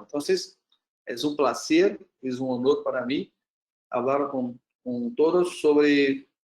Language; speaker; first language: Spanish; non-native, learner; Portuguese